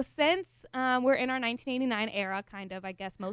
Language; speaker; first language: English; native; English